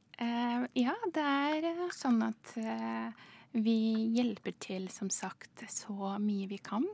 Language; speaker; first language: Norwegian; non-native, fluent; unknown